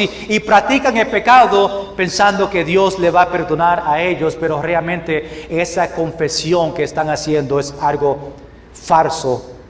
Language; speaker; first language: Spanish; non-native, fluent; English